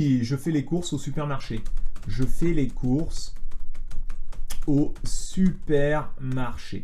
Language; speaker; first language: French; native; French